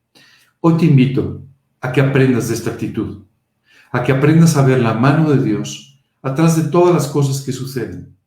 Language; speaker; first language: Spanish; native; Spanish